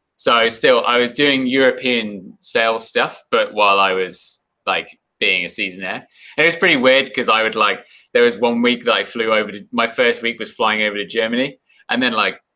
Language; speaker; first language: English; native; English